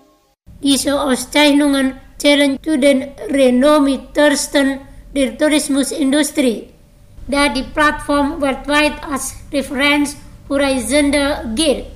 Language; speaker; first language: German; non-native, fluent; Indonesian